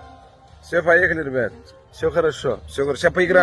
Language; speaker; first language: Russian; non-native, local second language; Turkmen